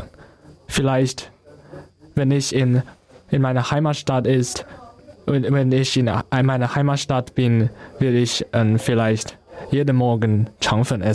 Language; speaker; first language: German; non-native, learner; Chinese